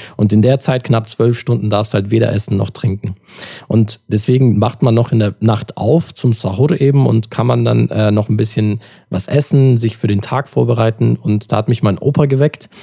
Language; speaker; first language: German; early bilingual, other home language; Turkish